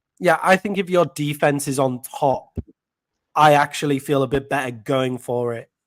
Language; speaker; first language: English; native; English